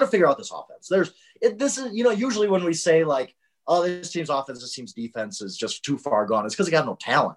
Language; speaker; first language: English; native; English